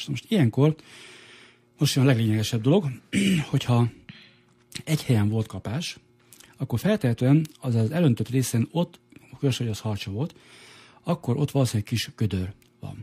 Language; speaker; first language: Hungarian; native; Hungarian